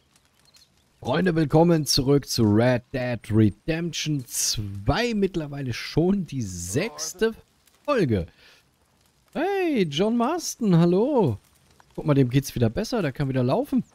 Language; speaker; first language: German; native; German